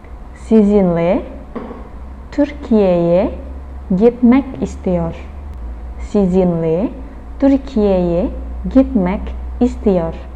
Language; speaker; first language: Turkish; non-native, fluent; Indonesian